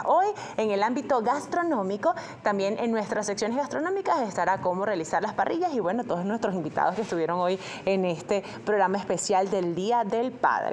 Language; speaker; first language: Spanish; native; Spanish